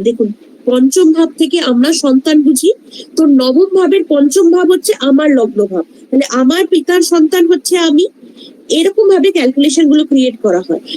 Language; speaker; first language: Bangla; non-native, local second language; Hindi